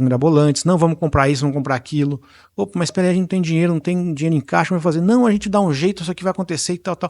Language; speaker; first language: Portuguese; native; Portuguese